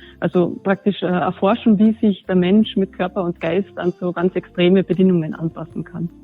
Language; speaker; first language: German; native; German